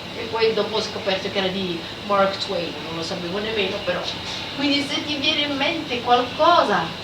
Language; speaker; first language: Italian; non-native, fluent; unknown